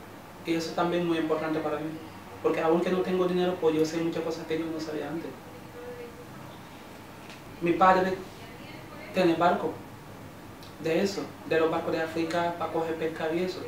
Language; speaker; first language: Spanish; non-native, learner; Wolof